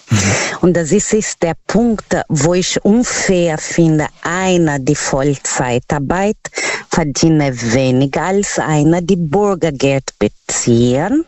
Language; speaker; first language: German; non-native, fluent; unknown